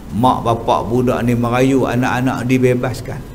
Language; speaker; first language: Malay; native; Malay